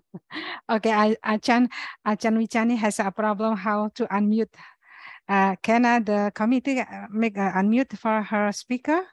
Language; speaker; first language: English; non-native, learner; Indonesian